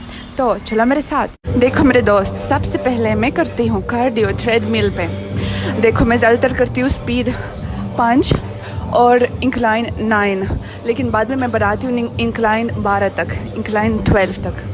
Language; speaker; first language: Hindi; non-native, fluent; Russian